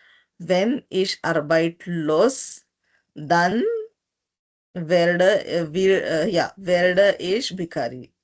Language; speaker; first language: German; non-native, learner; Hindi